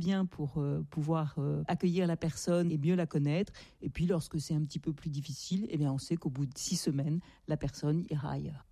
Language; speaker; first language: French; native; French